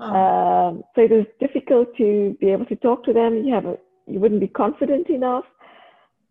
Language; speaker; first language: English; native; English